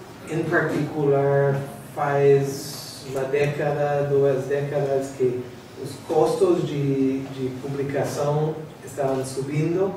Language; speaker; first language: Portuguese; non-native, fluent; English